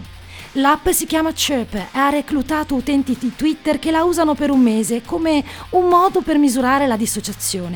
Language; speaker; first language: Italian; native; Italian